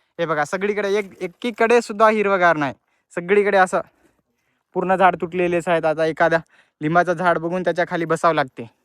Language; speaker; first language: Marathi; non-native, local second language; Lambadi